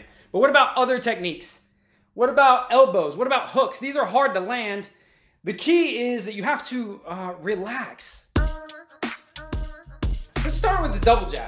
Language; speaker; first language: English; native; English